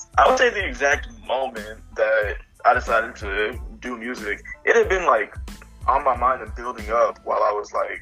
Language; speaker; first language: English; native; English